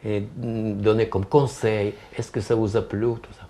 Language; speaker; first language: French; non-native, fluent; Ukrainian